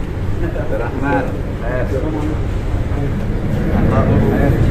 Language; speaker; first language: Arabic; non-native, fluent; Indonesian